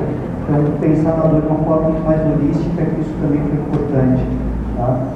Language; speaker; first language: Portuguese; native; Portuguese